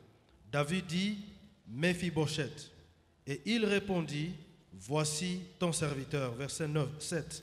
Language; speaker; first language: French; non-native, local second language; Lingala